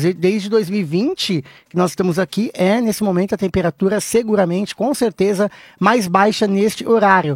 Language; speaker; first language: Portuguese; native; Portuguese